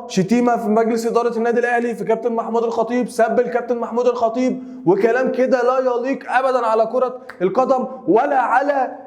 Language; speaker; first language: Arabic; native; Arabic